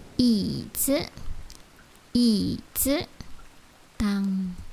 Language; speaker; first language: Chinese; non-native, fluent; Lao